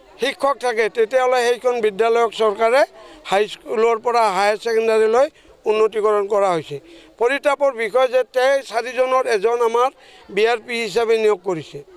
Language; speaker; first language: Assamese; native; Assamese